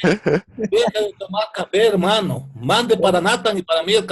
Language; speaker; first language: Spanish; native; Spanish